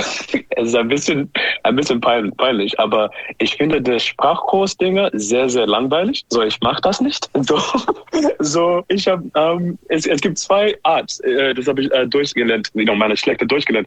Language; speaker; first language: German; non-native, learner; English